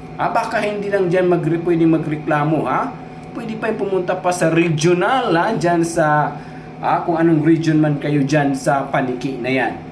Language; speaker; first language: Filipino; non-native, local second language; Cebuano